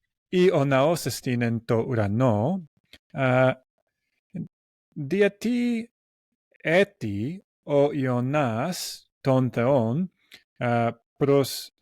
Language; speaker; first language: Greek; non-native, learner; English